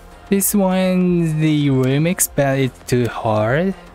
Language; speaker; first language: English; non-native, learner; Japanese